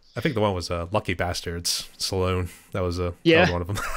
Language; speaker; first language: English; native; English